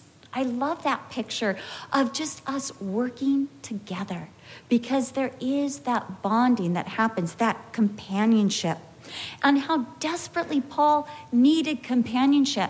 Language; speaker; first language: English; native; English